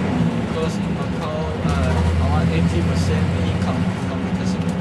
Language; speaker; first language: English; non-native, learner; Chinese